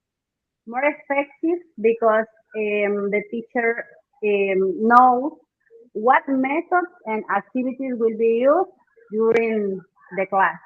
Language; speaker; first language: English; non-native, fluent; Spanish